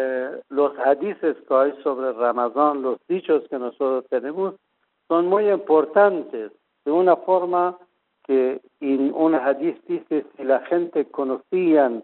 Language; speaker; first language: Spanish; non-native, fluent; Persian